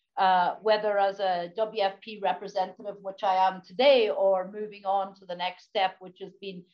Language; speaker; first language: English; native; English